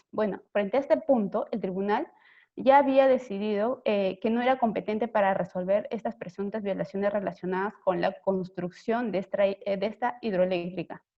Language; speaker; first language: Spanish; native; Spanish